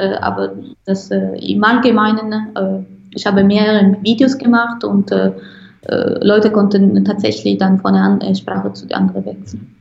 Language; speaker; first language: German; non-native, fluent; Italian